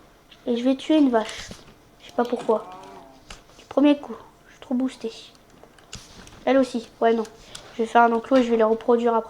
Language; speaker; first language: French; native; French